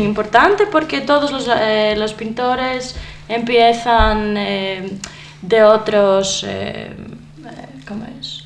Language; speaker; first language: Spanish; non-native, learner; Greek